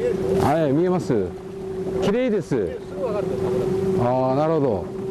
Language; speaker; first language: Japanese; non-native, fluent; Korean